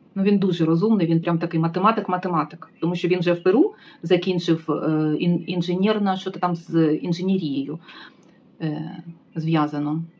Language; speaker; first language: Ukrainian; native; Ukrainian